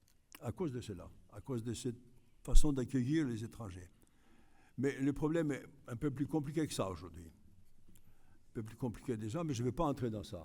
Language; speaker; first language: French; non-native, fluent; Greek